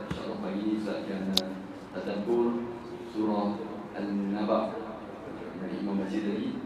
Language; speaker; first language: Malay; native; Malay